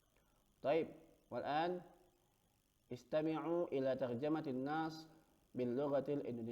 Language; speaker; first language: Arabic; non-native, fluent; Indonesian